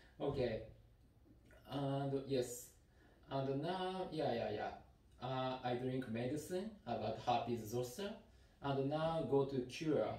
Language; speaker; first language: English; non-native, learner; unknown